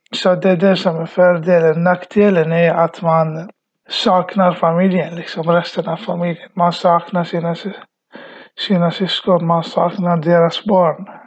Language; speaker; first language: Swedish; early bilingual, other home language; Arabic